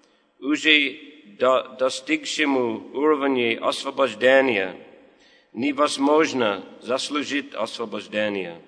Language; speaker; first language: Russian; non-native, learner; English